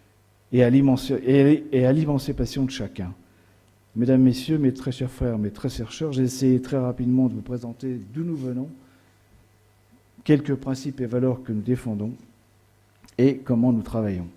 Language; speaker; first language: French; native; French